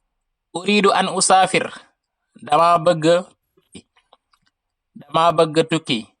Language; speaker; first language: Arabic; non-native, fluent; Wolof